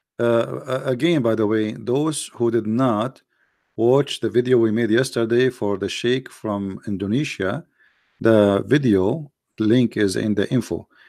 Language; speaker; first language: English; non-native, fluent; Arabic